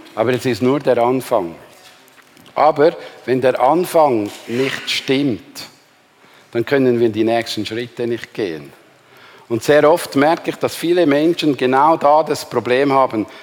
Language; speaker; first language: German; native; German